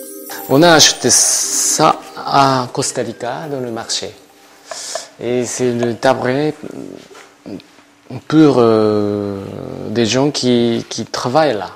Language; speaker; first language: French; non-native, learner; Japanese